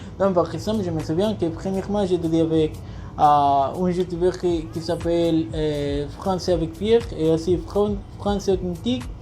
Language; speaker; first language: French; non-native, learner; Spanish